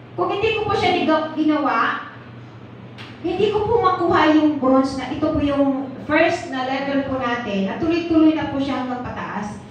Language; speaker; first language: Filipino; non-native, local second language; Cebuano